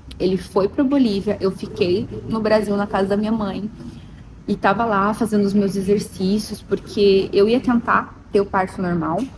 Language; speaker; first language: Portuguese; native; Portuguese